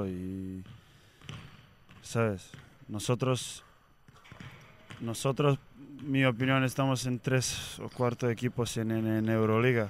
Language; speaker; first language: Spanish; non-native, learner; Serbian